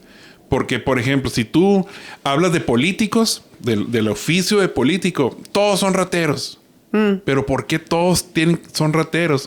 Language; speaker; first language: Spanish; native; Spanish